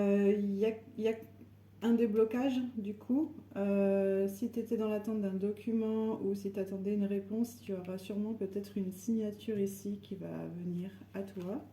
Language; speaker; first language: French; native; French